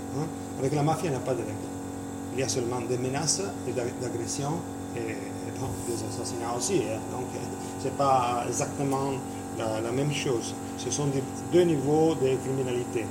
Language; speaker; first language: French; non-native, fluent; Italian